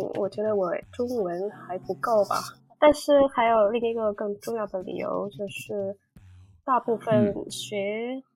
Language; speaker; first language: Chinese; non-native, learner; Vietnamese